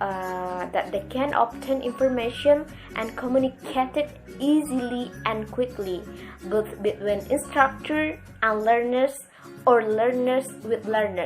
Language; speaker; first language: English; non-native, learner; Indonesian